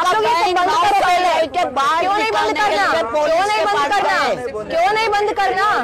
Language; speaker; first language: Hindi; non-native, local second language; Telugu